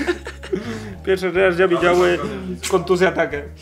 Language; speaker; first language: Polish; non-native, learner; Spanish